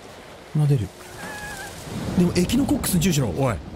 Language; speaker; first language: Japanese; native; Japanese